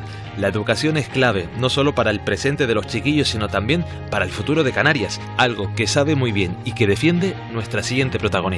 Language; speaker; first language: Spanish; native; Spanish